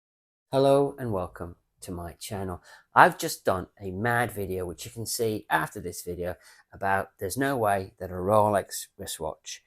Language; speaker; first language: English; native; English